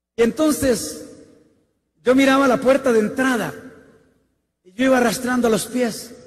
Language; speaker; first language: Spanish; native; Spanish